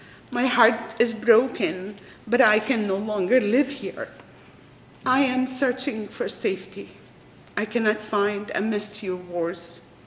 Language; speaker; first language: English; non-native, fluent; Arabic